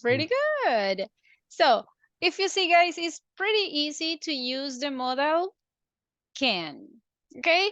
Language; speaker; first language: English; non-native, fluent; Spanish